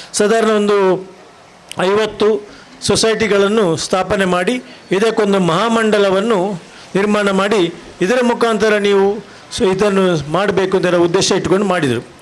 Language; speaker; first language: Kannada; non-native, local second language; Tulu